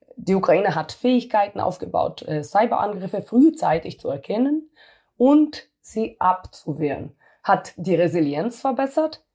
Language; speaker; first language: German; non-native, fluent; Hebrew